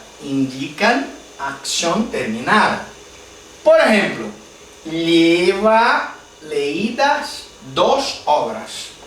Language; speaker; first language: Spanish; non-native, fluent; Portuguese